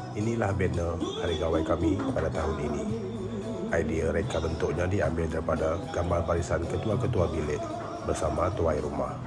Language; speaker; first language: Malay; non-native, local second language; Iban